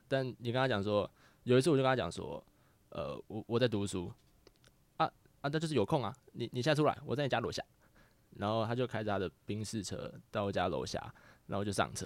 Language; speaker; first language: Chinese; native; Chinese